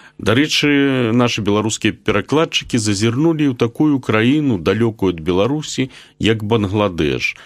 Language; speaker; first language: Belarusian; native; Belarusian